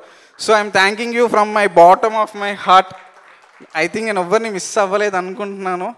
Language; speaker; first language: Telugu; native; Telugu